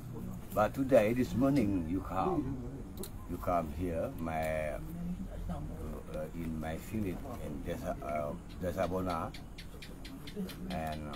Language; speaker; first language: English; non-native, learner; Balinese